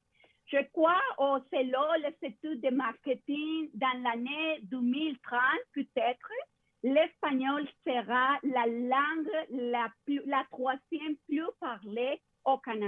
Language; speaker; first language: French; non-native, fluent; Spanish